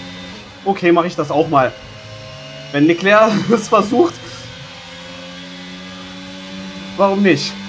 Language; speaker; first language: German; native; German